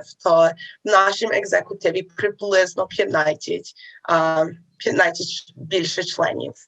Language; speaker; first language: Ukrainian; early bilingual, heritage; Ukrainian